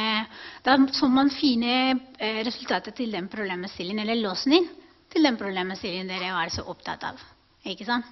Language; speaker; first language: Norwegian; non-native, fluent; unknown